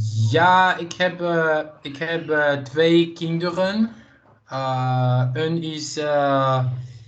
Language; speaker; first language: Dutch; non-native, learner; Portuguese